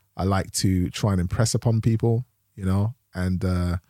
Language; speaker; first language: English; native; English